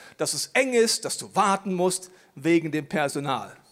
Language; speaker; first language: German; native; German